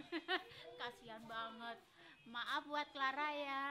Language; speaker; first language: Indonesian; native; Indonesian